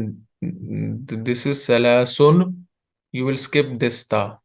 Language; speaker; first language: English; non-native, fluent; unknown